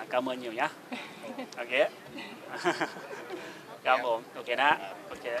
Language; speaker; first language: Vietnamese; non-native, learner; Thai